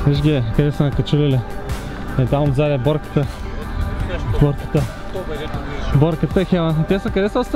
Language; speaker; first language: Bulgarian; native; Bulgarian